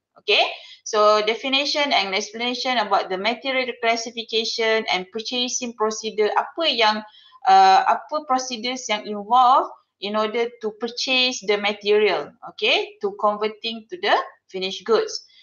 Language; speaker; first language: English; non-native, local second language; Malay